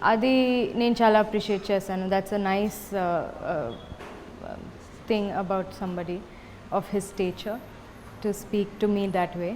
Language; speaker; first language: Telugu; non-native, fluent; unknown